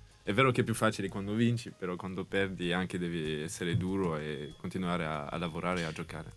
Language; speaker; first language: Italian; non-native, fluent; Russian